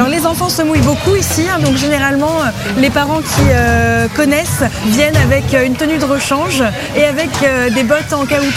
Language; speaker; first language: French; native; French